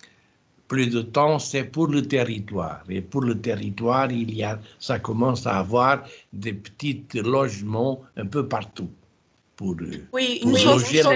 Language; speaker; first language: French; non-native, fluent; Portuguese